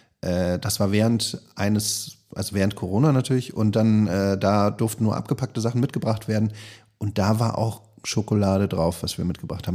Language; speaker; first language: German; native; German